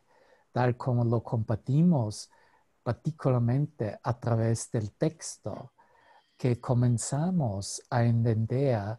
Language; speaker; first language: Spanish; non-native, fluent; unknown